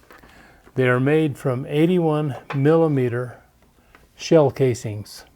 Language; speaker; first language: English; native; English